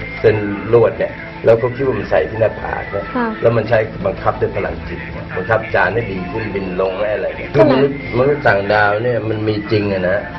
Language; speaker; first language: Thai; native; Thai